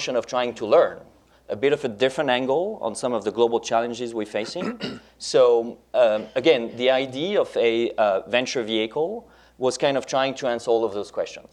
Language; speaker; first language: English; non-native, fluent; French